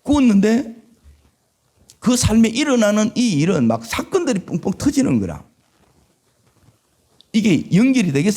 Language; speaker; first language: Korean; native; Korean